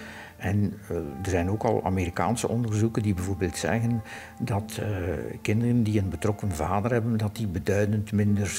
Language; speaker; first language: Dutch; native; Dutch